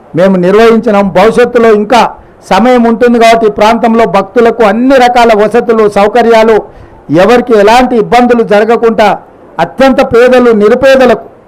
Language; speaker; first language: Telugu; native; Telugu